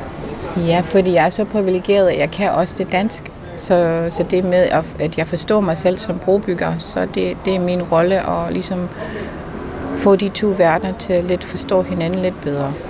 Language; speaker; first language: Danish; non-native, fluent; English